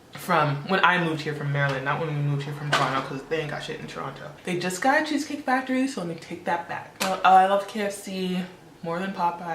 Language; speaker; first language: English; early bilingual, other home language; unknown